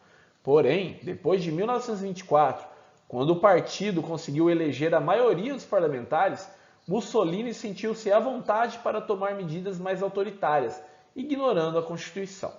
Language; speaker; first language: Portuguese; native; Portuguese